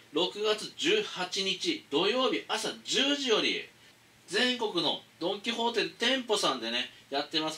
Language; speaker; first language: Japanese; native; Japanese